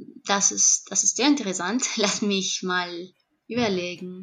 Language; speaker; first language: German; non-native, fluent; Spanish